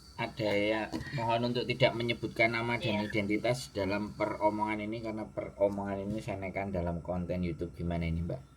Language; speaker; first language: Indonesian; non-native, local second language; Javanese